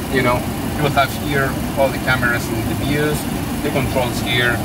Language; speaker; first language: English; non-native, fluent; Spanish